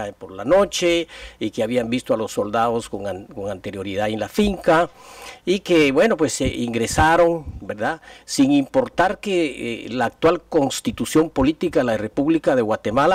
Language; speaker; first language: Spanish; native; Spanish